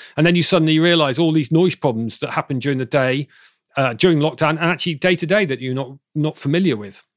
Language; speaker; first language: English; native; English